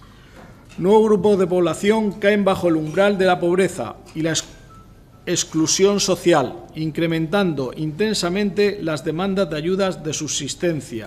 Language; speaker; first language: Spanish; native; Spanish